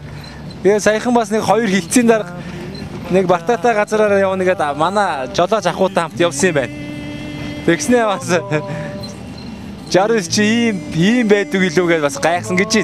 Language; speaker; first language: Mongolian; native; Mongolian